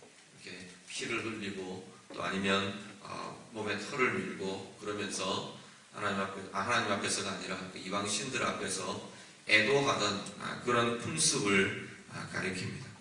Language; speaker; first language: Korean; native; Korean